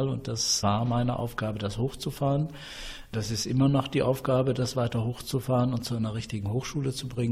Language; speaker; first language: German; native; German